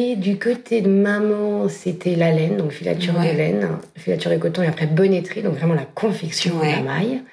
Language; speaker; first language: French; native; French